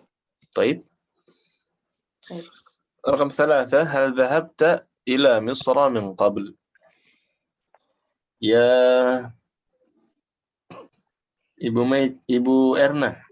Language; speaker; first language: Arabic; non-native, fluent; Indonesian